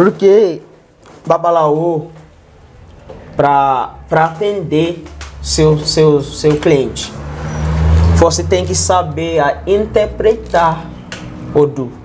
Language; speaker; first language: Portuguese; non-native, learner; Yoruba